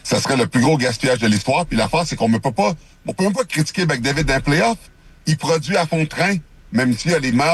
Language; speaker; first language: French; native; French